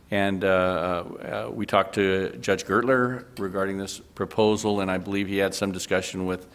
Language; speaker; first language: English; native; English